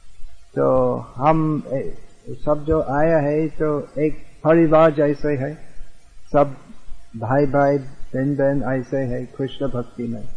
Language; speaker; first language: Hindi; non-native, fluent; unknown